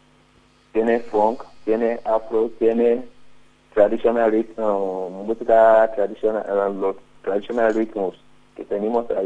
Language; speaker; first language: Spanish; non-native, learner; Yoruba